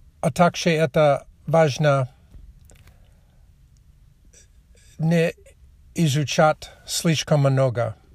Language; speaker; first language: Russian; non-native, learner; English